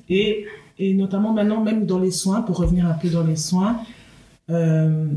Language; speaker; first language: French; native; French